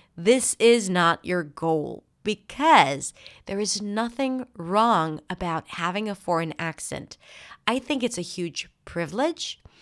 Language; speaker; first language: English; non-native, fluent; Hebrew